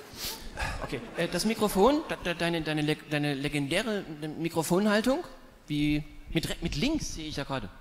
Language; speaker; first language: German; native; German